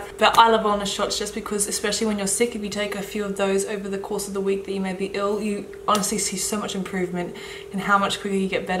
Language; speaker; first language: English; native; English